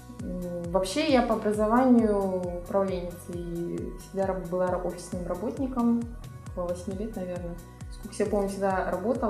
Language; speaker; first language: Russian; native; Russian